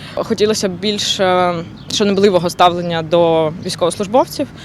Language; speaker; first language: Ukrainian; non-native, local second language; Russian